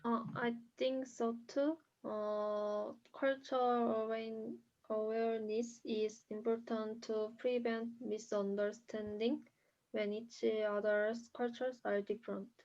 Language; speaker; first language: English; non-native, fluent; Korean